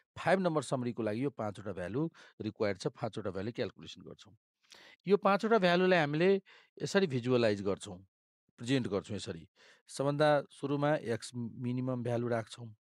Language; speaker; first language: Nepali; non-native, local second language; Maithili